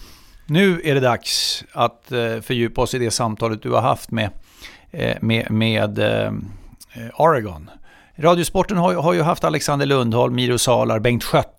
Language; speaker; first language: Swedish; native; Swedish